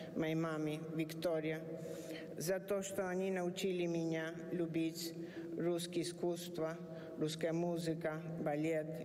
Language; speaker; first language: Russian; non-native, learner; Spanish